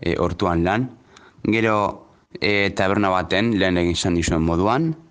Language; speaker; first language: Basque; early bilingual, other home language; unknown